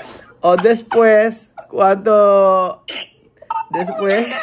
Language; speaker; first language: Spanish; non-native, learner; Filipino